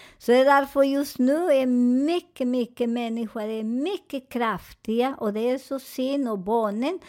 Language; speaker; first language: Swedish; non-native, fluent; Spanish